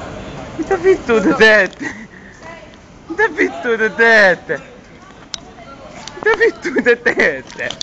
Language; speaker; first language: Finnish; native; Finnish